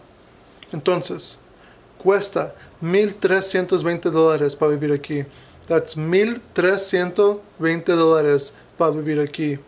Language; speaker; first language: Spanish; non-native, fluent; English